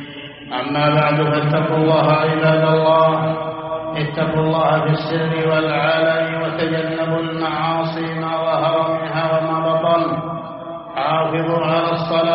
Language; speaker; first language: Arabic; native; Arabic